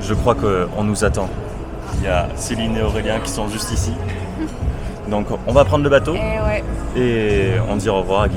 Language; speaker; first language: French; native; French